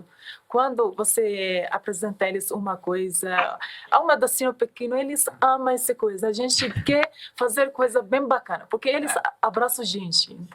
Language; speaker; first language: Portuguese; non-native, learner; Arabic